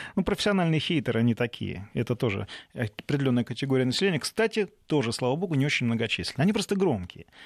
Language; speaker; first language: Russian; native; Russian